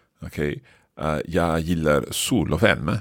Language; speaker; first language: Swedish; non-native, learner; English